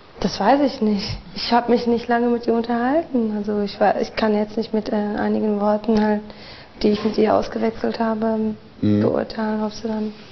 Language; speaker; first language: German; early bilingual, other home language; Turkish